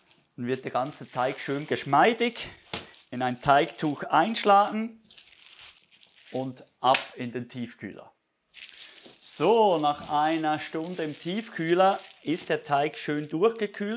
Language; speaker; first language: German; native; German